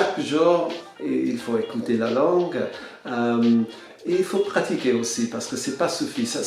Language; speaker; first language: French; non-native, fluent; English